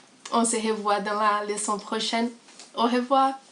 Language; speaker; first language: French; non-native, learner; Portuguese